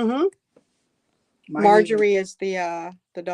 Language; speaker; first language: English; native; English